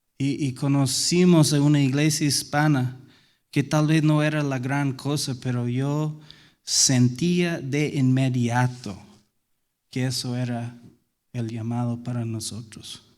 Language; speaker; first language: Spanish; non-native, fluent; English